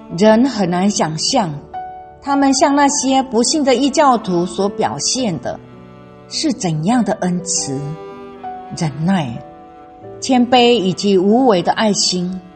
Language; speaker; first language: Chinese; non-native, local second language; Amis